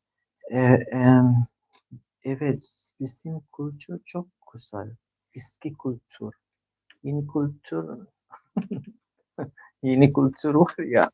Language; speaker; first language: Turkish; non-native, learner; Filipino